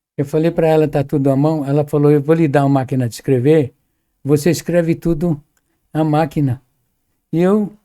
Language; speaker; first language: Portuguese; early bilingual, other home language; Arabic